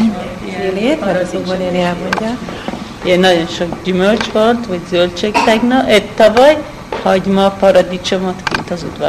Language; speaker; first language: Hungarian; non-native, learner; Hebrew